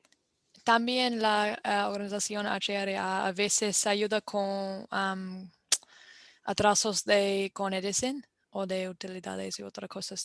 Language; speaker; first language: Spanish; non-native, fluent; English